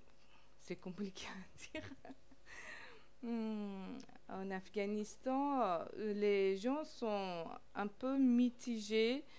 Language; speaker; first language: French; non-native, fluent; Persian